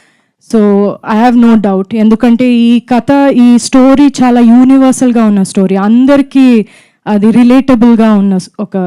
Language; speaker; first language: Telugu; non-native, fluent; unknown